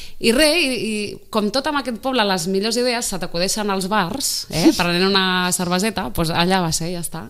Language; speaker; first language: Catalan; native; Catalan